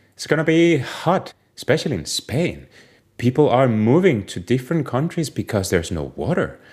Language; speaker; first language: English; non-native, fluent; Spanish